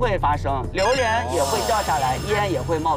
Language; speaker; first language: Chinese; native; Chinese